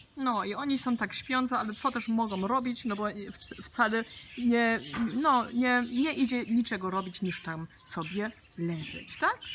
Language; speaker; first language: Polish; early bilingual, heritage; Polish